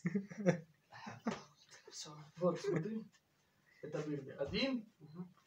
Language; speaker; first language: Russian; non-native, learner; Turkish